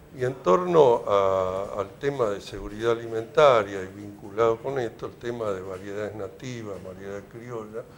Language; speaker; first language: Spanish; native; Spanish